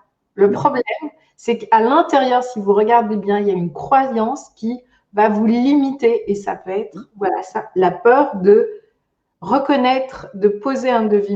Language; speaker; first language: French; native; French